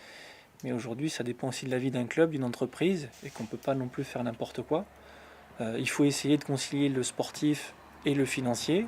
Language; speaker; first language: French; native; French